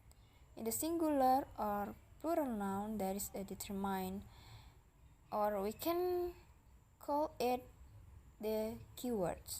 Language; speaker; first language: English; non-native, learner; Indonesian